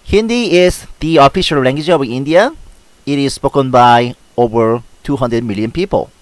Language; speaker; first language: English; non-native, fluent; Korean